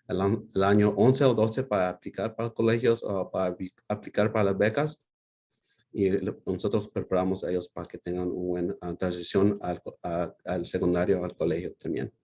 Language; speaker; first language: Spanish; early bilingual, heritage; Spanish